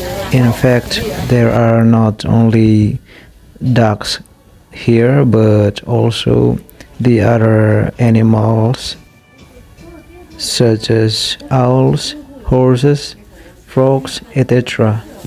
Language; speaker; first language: English; non-native, fluent; Indonesian